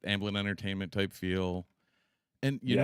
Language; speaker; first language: English; native; English